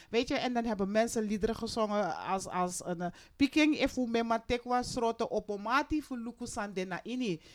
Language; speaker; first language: Dutch; native; Dutch